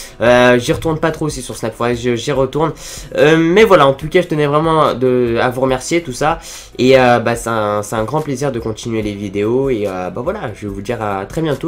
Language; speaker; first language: French; native; French